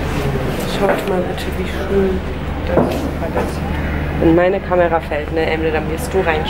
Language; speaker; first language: German; early bilingual, other home language; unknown